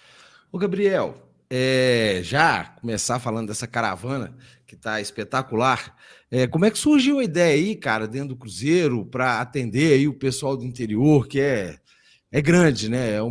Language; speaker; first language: Portuguese; native; Portuguese